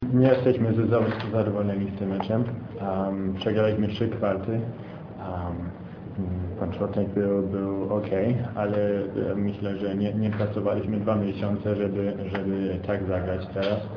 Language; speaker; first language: Polish; non-native, fluent; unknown